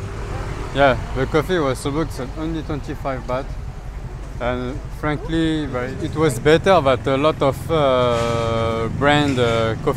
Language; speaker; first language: English; non-native, fluent; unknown